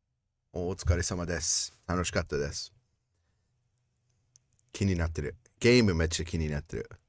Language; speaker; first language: Japanese; non-native, learner; English